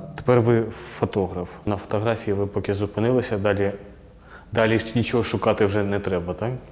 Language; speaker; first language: Ukrainian; native; Ukrainian